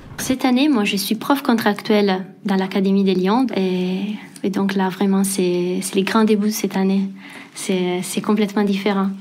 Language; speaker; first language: French; non-native, fluent; Italian